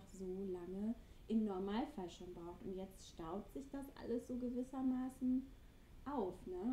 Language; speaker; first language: German; native; German